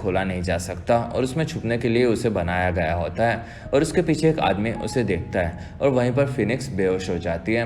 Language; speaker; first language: Hindi; native; Hindi